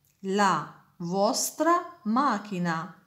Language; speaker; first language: Italian; non-native, fluent; Arabic